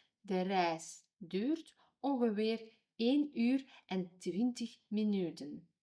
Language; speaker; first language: Dutch; non-native, fluent; Ukrainian